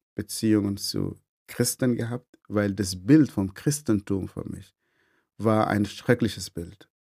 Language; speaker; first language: German; non-native, fluent; Arabic